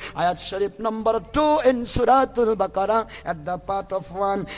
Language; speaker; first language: English; non-native, local second language; Bangla